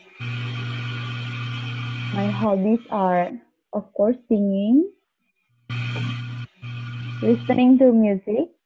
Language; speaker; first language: English; non-native, learner; Indonesian